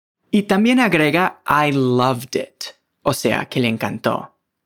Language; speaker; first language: Spanish; native; Spanish